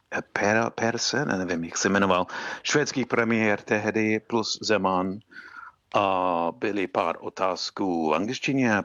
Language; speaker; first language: Czech; non-native, fluent; English